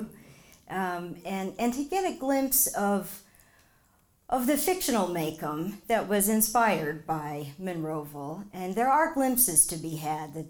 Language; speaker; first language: English; native; English